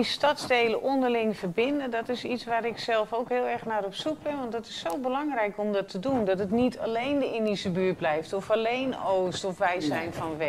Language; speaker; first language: Dutch; native; Dutch